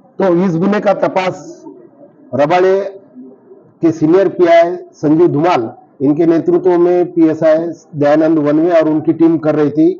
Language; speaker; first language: Hindi; non-native, local second language; Marathi